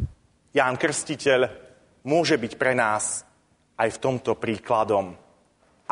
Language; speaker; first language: Slovak; native; Slovak